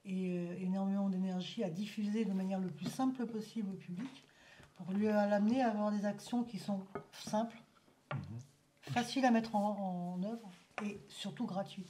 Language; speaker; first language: French; native; French